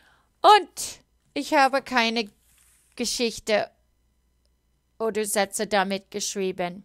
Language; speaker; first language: German; non-native, fluent; English